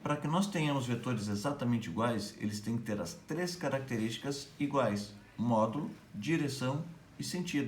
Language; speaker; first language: Portuguese; native; Portuguese